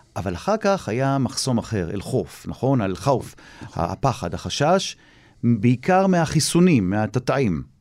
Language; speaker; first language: Hebrew; native; Hebrew